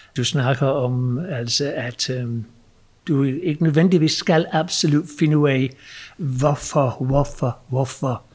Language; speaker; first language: Danish; non-native, fluent; English